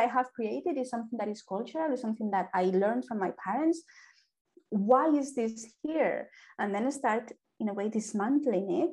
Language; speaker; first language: English; non-native, fluent; Spanish